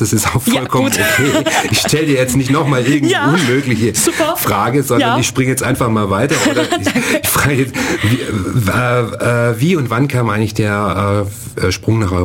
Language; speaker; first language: German; native; German